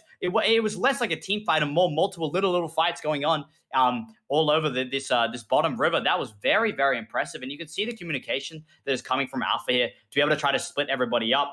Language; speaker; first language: English; native; English